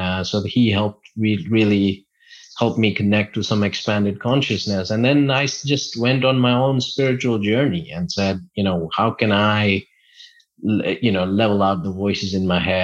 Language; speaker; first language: English; non-native, local second language; Gujarati